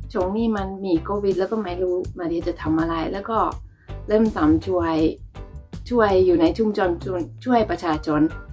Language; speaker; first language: Thai; non-native, learner; Hungarian